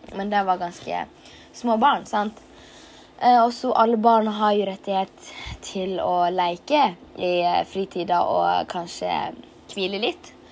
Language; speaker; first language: Norwegian; early bilingual, other home language; Tigrinya